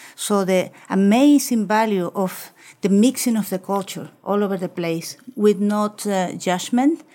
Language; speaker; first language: English; non-native, fluent; Spanish